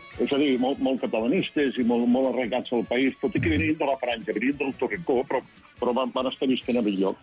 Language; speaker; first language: Catalan; native; Catalan